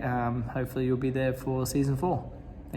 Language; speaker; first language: English; native; English